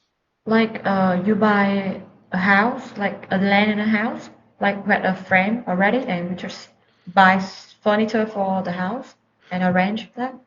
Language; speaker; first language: English; non-native, learner; Vietnamese